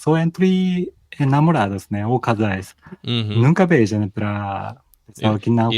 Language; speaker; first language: Portuguese; non-native, fluent; Japanese